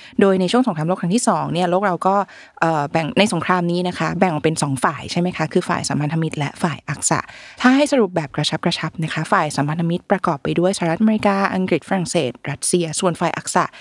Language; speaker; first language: Thai; native; Thai